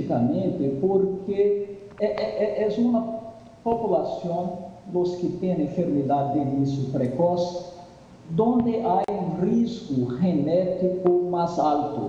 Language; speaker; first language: Spanish; non-native, fluent; Portuguese